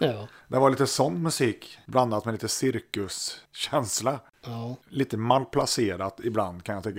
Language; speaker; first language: Swedish; native; Swedish